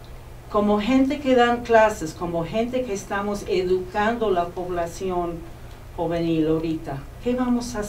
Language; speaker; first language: Spanish; non-native, fluent; English